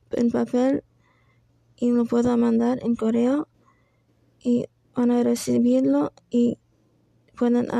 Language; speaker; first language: Spanish; non-native, learner; English